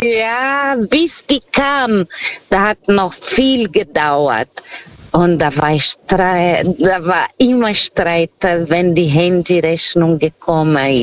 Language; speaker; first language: German; non-native, fluent; Portuguese